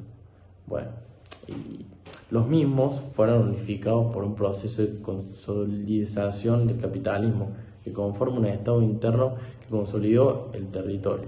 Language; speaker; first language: Spanish; native; Spanish